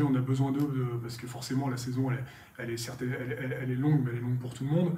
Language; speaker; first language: French; native; French